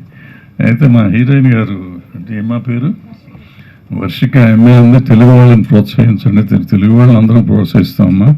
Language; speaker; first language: Telugu; native; Telugu